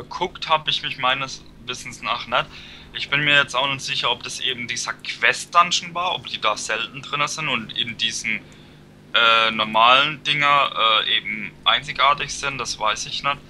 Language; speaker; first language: German; native; German